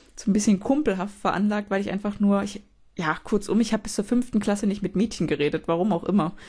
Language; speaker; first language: German; native; German